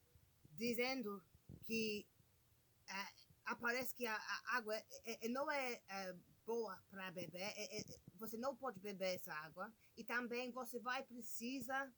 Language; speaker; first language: Portuguese; non-native, learner; English